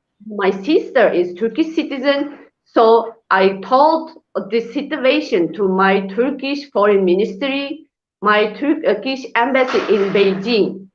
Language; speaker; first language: English; non-native, learner; Uyghur